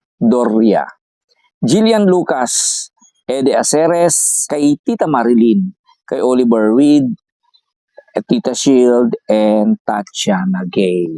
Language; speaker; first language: Filipino; non-native, local second language; Iloko